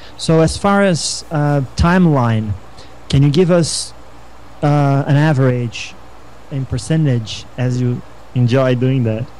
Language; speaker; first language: English; non-native, fluent; Portuguese